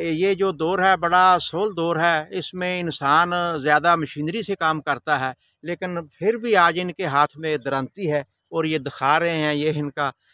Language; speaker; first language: Urdu; non-native, local second language; Punjabi